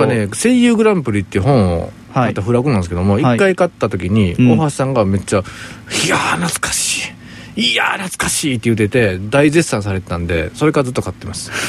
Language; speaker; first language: Japanese; native; Japanese